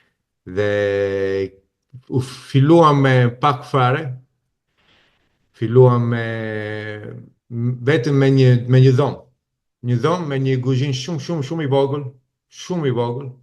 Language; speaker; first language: Albanian; non-native, fluent; Italian